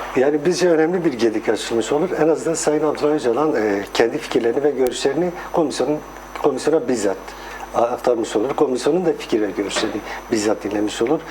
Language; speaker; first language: Turkish; non-native, local second language; Kurdish